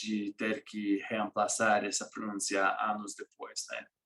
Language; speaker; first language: Portuguese; non-native, fluent; English